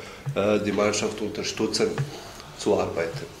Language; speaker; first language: German; non-native, fluent; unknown